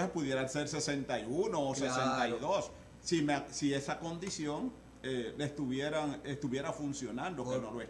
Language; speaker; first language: Spanish; native; Spanish